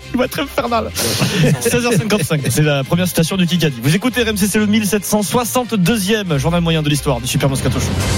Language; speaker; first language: French; native; French